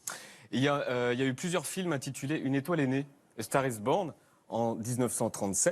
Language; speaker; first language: French; native; French